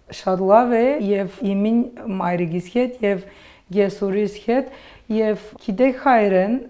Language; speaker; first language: Armenian; early bilingual, heritage; Armenian